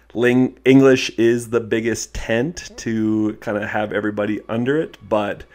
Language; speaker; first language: English; native; English